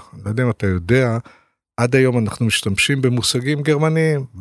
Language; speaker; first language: Hebrew; native; Hebrew